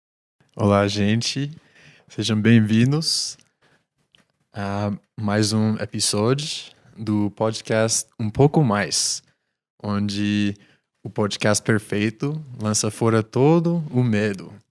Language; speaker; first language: Portuguese; non-native, fluent; English